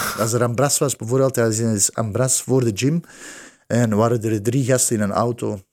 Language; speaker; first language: Dutch; early bilingual, other home language; Bosnian